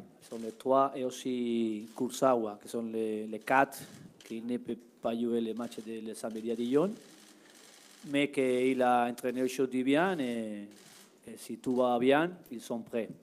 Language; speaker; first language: French; non-native, learner; Spanish